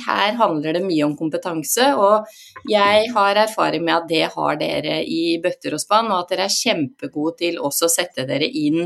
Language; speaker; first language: Norwegian; native; Norwegian